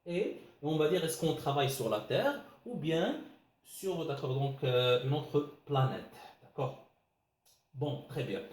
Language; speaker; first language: French; non-native, local second language; Arabic